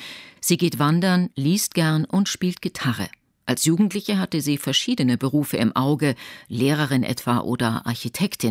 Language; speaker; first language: German; native; German